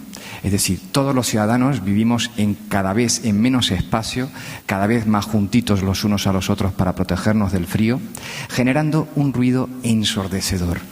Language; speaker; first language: Spanish; native; Spanish